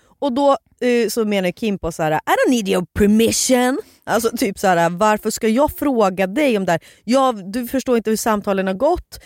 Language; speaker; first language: Swedish; native; Swedish